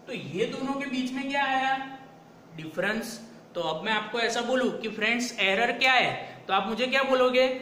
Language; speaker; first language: Hindi; non-native, local second language; Gujarati